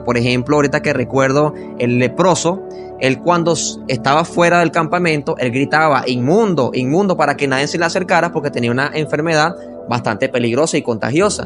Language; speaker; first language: Spanish; native; Spanish